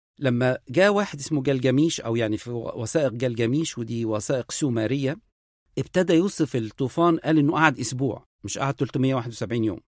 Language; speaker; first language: Egyptian Arabic; native; Egyptian Arabic